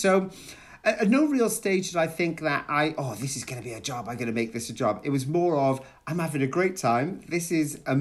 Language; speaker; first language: English; native; English